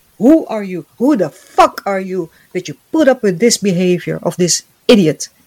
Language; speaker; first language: English; non-native, fluent; Dutch